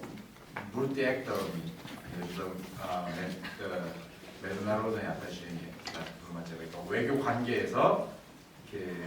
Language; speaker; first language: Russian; non-native, learner; Korean